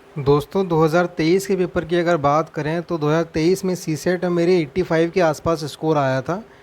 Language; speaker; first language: Hindi; native; Hindi